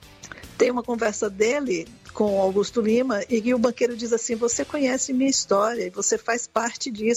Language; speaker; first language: Portuguese; native; Portuguese